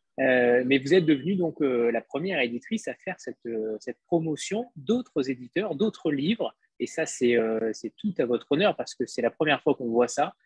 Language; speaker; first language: French; native; French